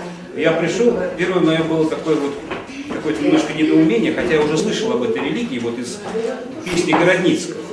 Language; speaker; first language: Russian; native; Russian